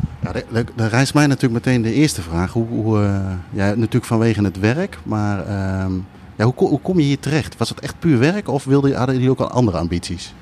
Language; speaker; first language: Dutch; early bilingual, other home language; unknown